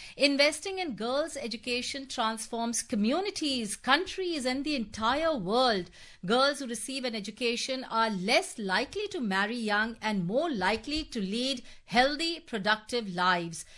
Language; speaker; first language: English; non-native, local second language; Hindi